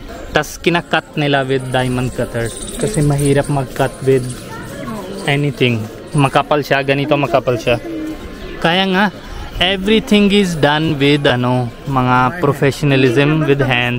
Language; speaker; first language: Filipino; non-native, learner; Hindi